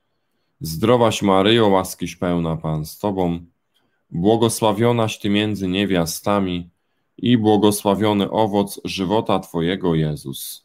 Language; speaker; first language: Polish; native; Polish